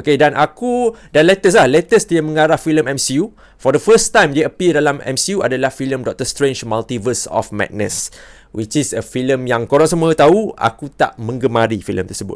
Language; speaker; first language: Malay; native; Malay